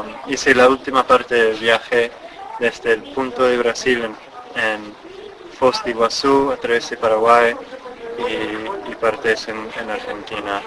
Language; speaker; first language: Spanish; non-native, fluent; English